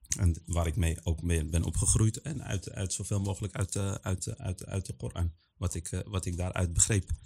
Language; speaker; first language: Dutch; early bilingual, other home language; Arabic